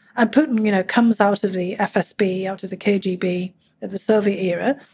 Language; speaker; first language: English; native; English